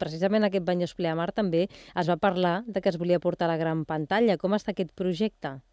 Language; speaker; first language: Catalan; native; Catalan